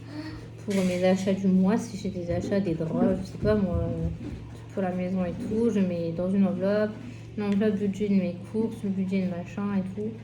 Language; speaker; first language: French; native; French